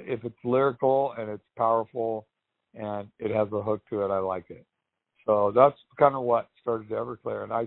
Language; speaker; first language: English; native; English